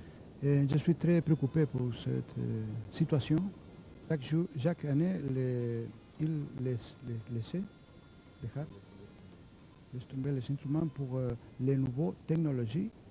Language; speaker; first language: French; non-native, learner; Spanish